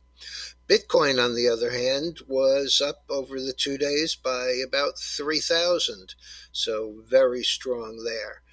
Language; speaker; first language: English; native; English